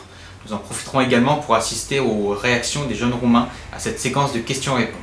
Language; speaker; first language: French; native; French